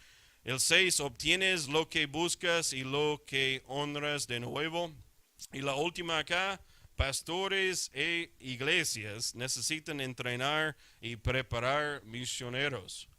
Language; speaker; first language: Spanish; non-native, fluent; English